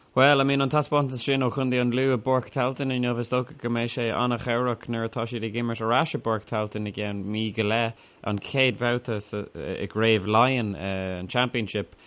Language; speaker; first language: Irish; non-native, local second language; English